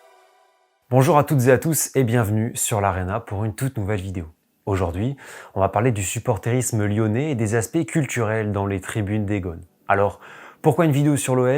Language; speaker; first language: French; native; French